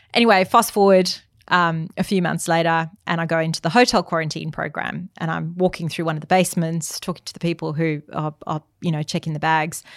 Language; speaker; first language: English; native; English